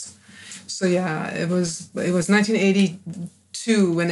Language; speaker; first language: English; non-native, fluent; Persian